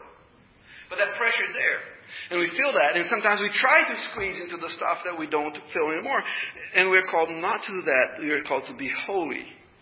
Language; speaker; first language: English; non-native, fluent; Portuguese